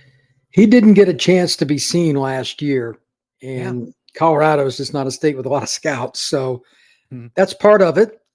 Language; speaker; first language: English; native; English